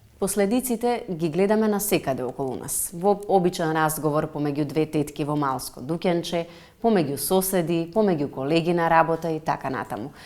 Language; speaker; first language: Macedonian; native; Macedonian